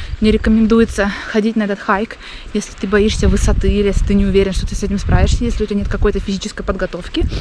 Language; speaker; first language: Russian; native; Russian